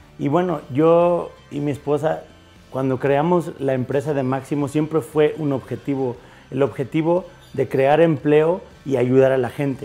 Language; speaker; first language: Spanish; native; Spanish